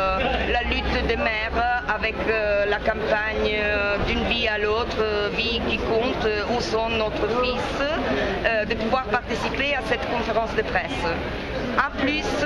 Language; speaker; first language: French; non-native, fluent; Italian